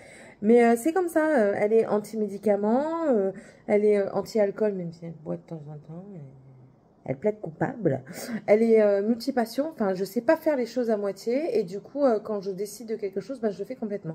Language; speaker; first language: French; native; French